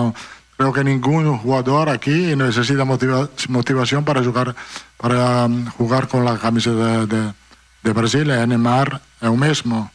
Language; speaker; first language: Spanish; non-native, fluent; Italian